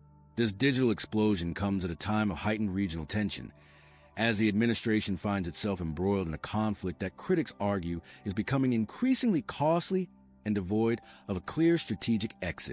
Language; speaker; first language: English; native; English